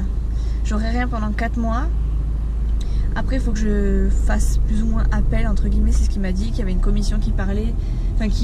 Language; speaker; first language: French; native; French